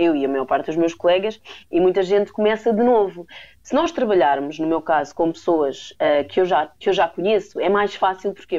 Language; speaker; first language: Portuguese; native; Portuguese